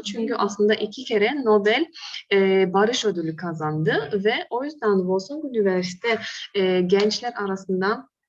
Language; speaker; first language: Turkish; non-native, fluent; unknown